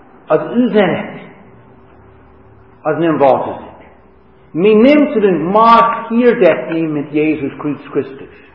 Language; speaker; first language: Hungarian; non-native, fluent; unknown